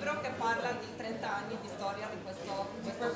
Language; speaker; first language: Italian; non-native, learner; Polish